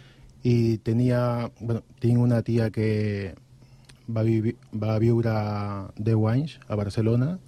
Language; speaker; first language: Catalan; non-native, learner; Spanish